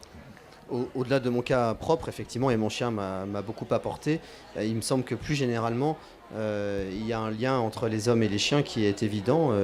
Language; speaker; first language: French; native; French